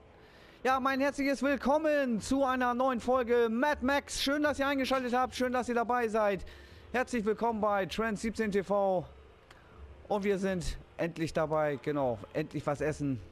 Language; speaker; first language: German; native; German